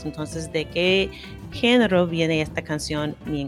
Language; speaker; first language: Spanish; non-native, fluent; English